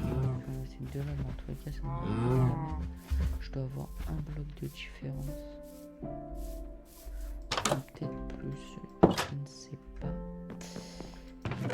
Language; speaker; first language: French; native; French